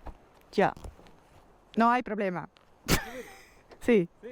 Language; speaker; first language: Spanish; non-native, learner; Dutch